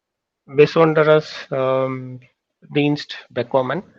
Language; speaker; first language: German; non-native, learner; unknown